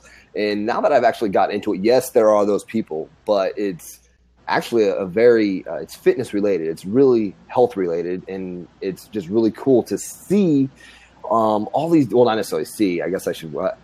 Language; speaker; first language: English; native; English